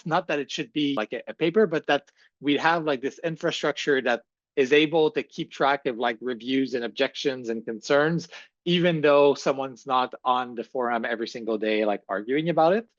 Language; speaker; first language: English; native; English